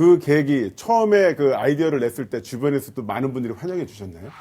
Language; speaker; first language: Korean; native; Korean